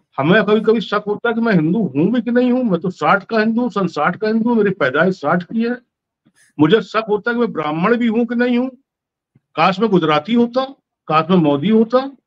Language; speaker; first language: Hindi; native; Hindi